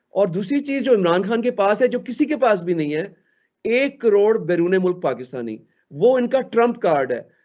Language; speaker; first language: Urdu; native; Urdu